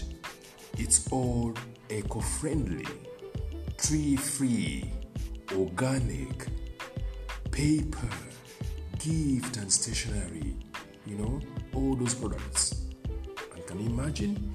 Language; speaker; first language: English; non-native, local second language; Ganda